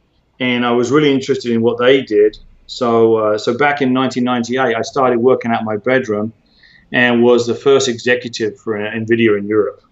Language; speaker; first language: English; native; English